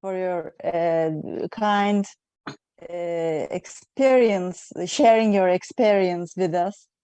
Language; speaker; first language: English; non-native, fluent; Turkish